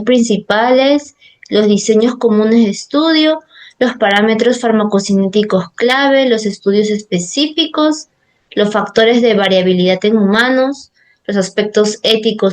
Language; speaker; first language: Spanish; native; Spanish